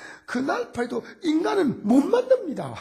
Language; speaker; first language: Korean; native; Korean